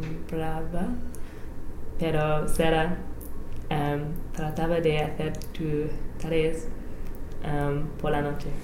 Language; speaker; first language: Spanish; non-native, learner; English